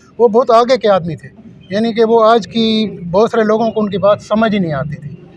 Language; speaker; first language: Urdu; non-native, local second language; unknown